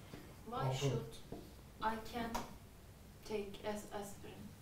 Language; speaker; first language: English; non-native, learner; Turkish